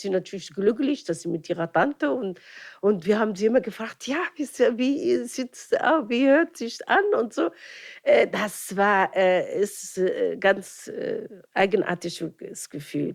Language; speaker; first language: German; non-native, fluent; Arabic